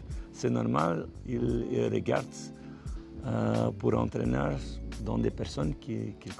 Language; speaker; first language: French; non-native, fluent; Dutch